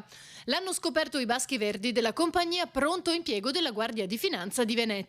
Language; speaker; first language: Italian; native; Italian